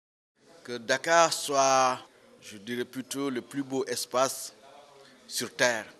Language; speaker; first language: French; non-native, local second language; Wolof